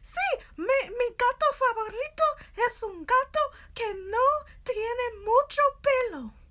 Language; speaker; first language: Spanish; non-native, learner; English